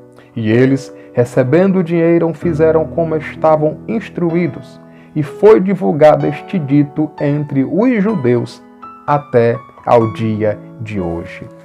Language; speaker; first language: Portuguese; native; Portuguese